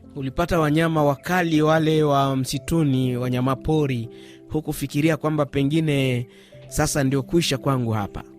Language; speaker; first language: Swahili; native; Swahili